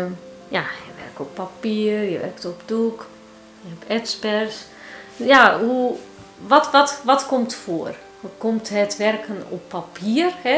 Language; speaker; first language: Dutch; early bilingual, heritage; Turkish